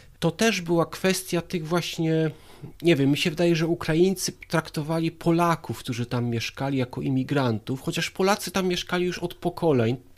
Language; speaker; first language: Polish; native; Polish